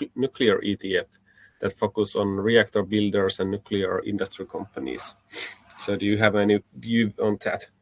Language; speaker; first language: English; non-native, fluent; Finnish